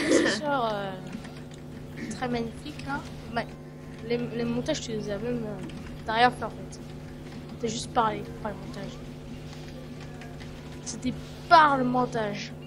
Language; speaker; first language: French; native; French